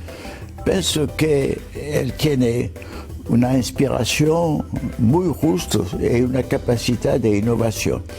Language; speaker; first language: Spanish; non-native, fluent; French